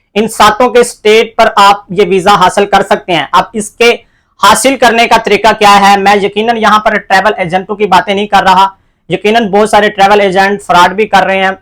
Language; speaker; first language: Urdu; non-native, local second language; Punjabi